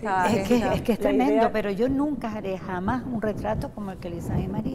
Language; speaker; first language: Spanish; native; Spanish